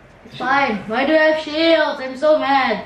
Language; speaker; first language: English; non-native, fluent; Indonesian